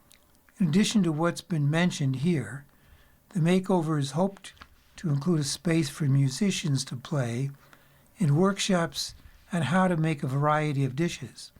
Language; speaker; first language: English; native; English